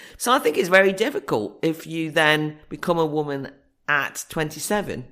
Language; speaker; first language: English; native; English